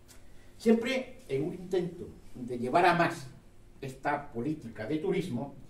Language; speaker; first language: Spanish; native; Spanish